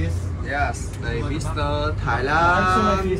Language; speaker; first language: English; non-native, learner; Thai